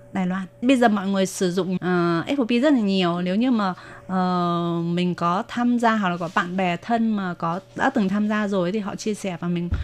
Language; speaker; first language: Vietnamese; native; Vietnamese